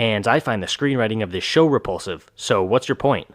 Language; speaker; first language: English; native; English